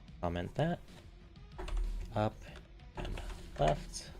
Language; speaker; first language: English; native; English